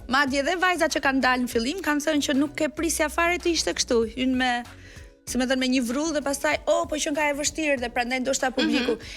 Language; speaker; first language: Albanian; native; Albanian